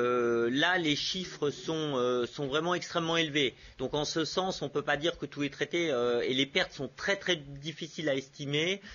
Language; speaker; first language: French; native; French